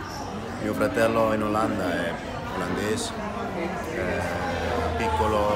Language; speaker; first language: Italian; non-native, learner; Dutch